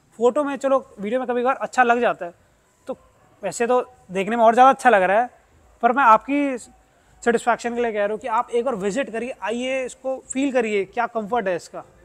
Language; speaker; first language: Hindi; native; Hindi